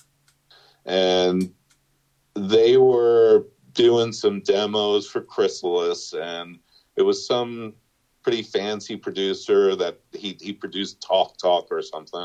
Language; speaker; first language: English; native; English